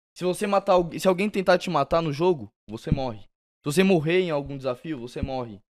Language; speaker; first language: Portuguese; native; Portuguese